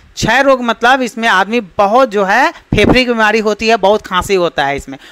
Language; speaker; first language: Hindi; native; Hindi